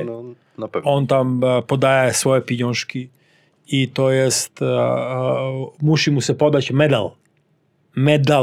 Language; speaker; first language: Polish; non-native, fluent; Serbian